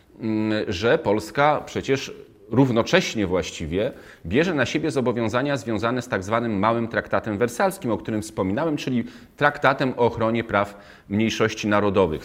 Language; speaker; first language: Polish; native; Polish